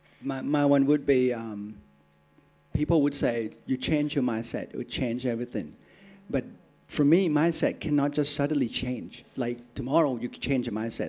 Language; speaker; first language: English; non-native, fluent; Thai